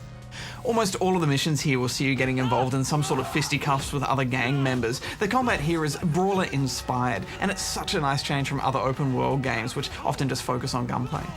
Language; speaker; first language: English; native; English